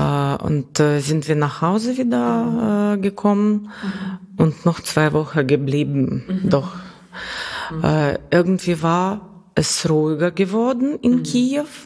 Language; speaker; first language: German; non-native, fluent; Russian